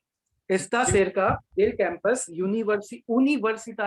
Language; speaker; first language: Spanish; non-native, learner; Hindi